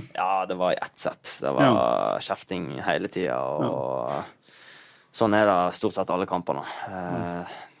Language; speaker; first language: Norwegian; native; Norwegian